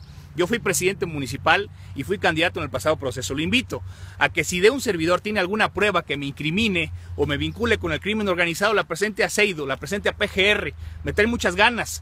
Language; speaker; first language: Spanish; native; Spanish